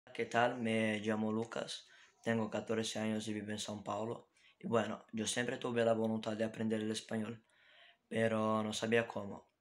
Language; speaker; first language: Spanish; non-native, fluent; Portuguese